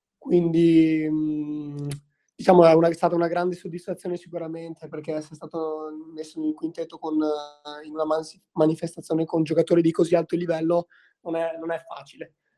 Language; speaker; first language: Italian; native; Italian